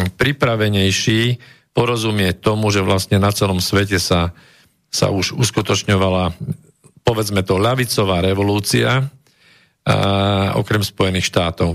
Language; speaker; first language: Slovak; native; Slovak